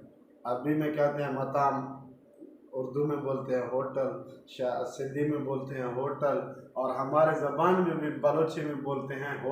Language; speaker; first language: Hindi; non-native, local second language; Baluchi